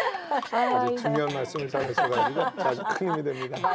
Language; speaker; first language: Korean; native; Korean